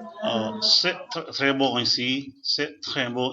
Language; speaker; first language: French; non-native, fluent; Urdu